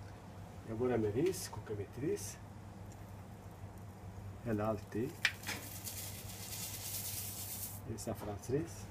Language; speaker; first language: Swedish; non-native, fluent; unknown